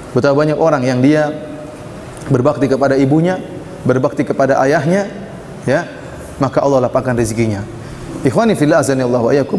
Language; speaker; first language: Indonesian; native; Indonesian